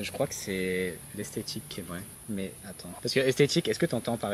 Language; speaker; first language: French; native; French